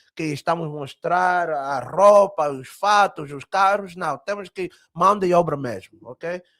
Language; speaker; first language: Portuguese; early bilingual, heritage; Portuguese